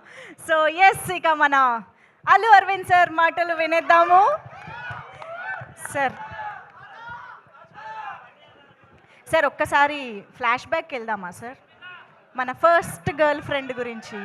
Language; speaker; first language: Telugu; native; Telugu